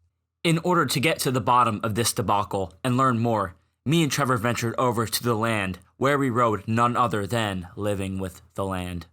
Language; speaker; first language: English; native; English